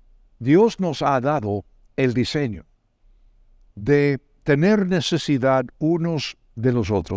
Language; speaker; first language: Spanish; non-native, fluent; English